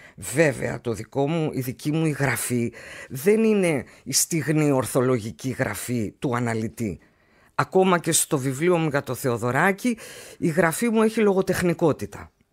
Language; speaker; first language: Greek; native; Greek